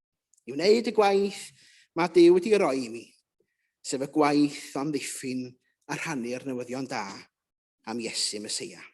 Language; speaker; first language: Welsh; native; Welsh